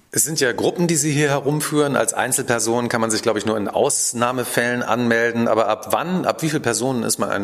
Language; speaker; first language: German; native; German